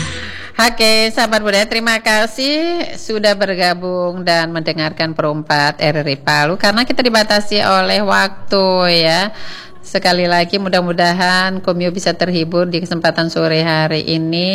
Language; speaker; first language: Indonesian; native; Indonesian